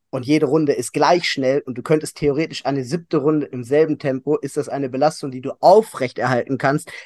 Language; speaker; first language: German; native; German